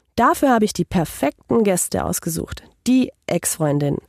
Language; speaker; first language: German; non-native, fluent; Hungarian